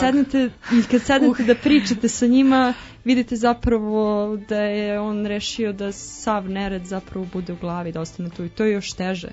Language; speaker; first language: Serbian; native; Serbian